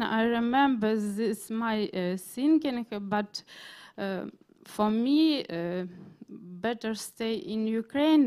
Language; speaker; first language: English; non-native, learner; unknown